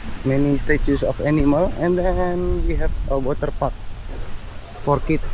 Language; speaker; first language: English; non-native, learner; Indonesian